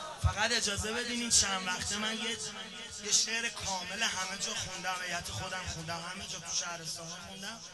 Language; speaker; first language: Persian; native; Persian